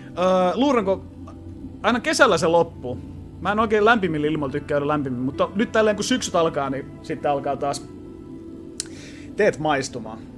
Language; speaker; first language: Finnish; native; Finnish